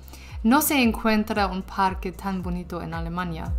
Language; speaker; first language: Spanish; non-native, learner; German